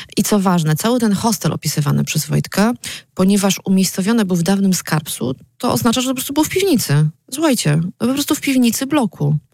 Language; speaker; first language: Polish; native; Polish